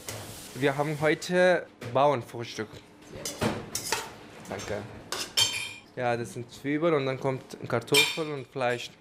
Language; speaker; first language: German; non-native, learner; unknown